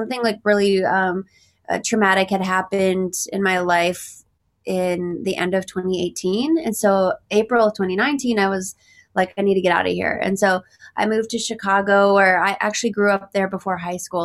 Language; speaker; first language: English; native; English